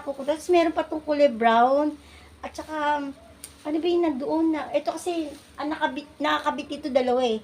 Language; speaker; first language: Filipino; native; Filipino